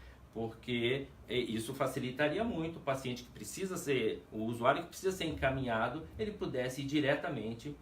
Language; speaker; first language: Portuguese; native; Portuguese